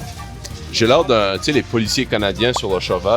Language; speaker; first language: French; native; French